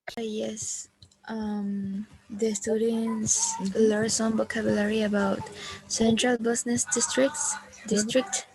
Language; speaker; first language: English; non-native, learner; Spanish